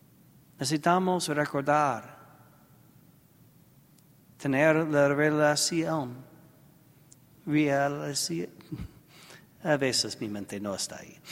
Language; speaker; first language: Spanish; non-native, learner; English